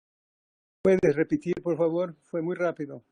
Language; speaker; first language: Spanish; non-native, fluent; Portuguese